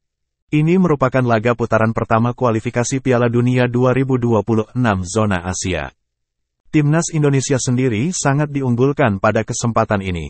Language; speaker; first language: Indonesian; native; Indonesian